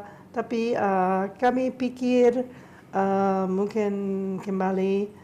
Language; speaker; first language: Indonesian; non-native, learner; English